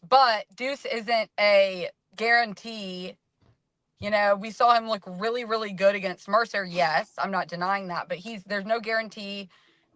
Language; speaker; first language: English; native; English